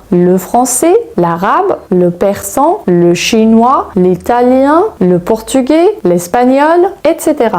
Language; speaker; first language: French; non-native, fluent; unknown